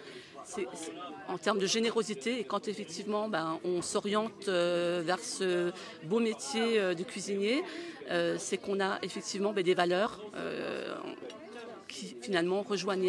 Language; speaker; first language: French; native; French